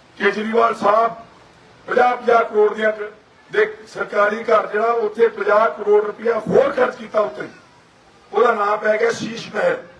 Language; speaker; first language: Punjabi; native; Punjabi